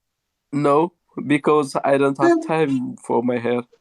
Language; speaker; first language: English; non-native, learner; Tigrinya